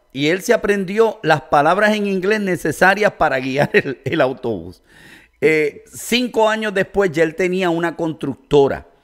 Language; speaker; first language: Spanish; native; Spanish